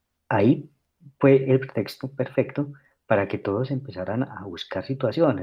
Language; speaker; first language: Spanish; native; Spanish